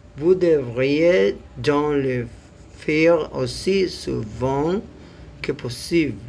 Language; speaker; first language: French; non-native, learner; Spanish